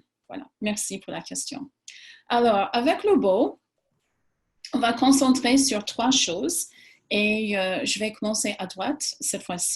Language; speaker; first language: French; non-native, fluent; English